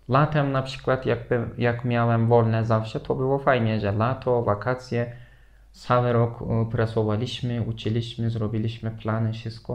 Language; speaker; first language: Polish; non-native, fluent; Turkish